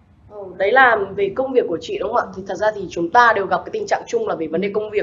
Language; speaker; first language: Vietnamese; native; Vietnamese